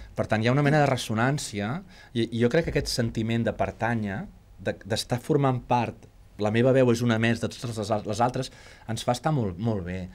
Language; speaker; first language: Catalan; native; Catalan